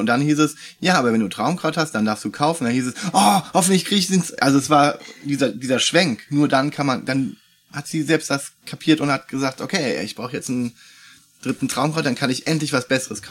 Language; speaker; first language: German; native; German